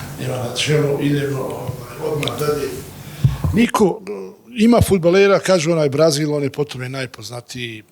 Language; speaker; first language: Bosnian; native; Bosnian